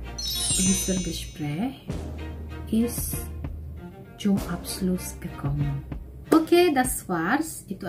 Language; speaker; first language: German; non-native, fluent; Indonesian